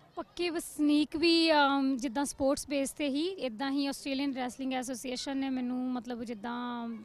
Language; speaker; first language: Punjabi; native; Punjabi